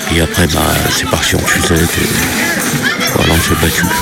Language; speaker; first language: French; native; French